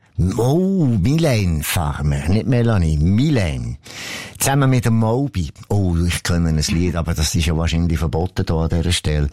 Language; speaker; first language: German; native; German